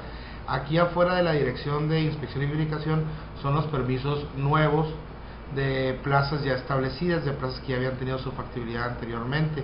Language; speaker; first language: Spanish; native; Spanish